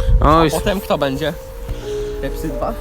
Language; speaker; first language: Polish; native; Polish